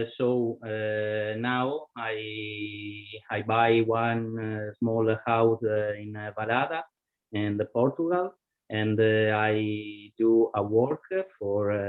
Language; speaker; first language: English; non-native, learner; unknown